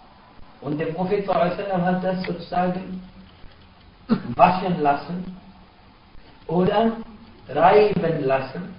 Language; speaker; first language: German; non-native, fluent; Arabic